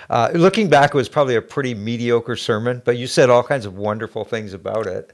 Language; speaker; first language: English; native; English